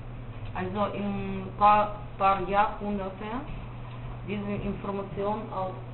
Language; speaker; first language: German; non-native, learner; Russian